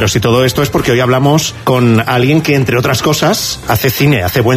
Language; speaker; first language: Spanish; native; Spanish